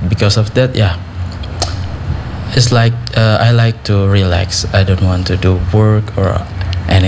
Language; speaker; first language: English; non-native, learner; Indonesian